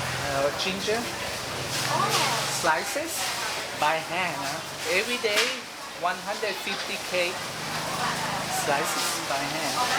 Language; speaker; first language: English; non-native, learner; Thai